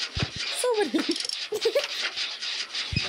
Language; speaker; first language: German; native; German